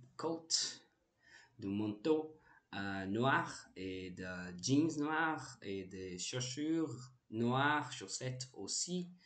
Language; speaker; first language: French; non-native, learner; Portuguese